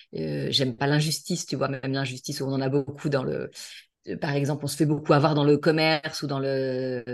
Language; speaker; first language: French; native; French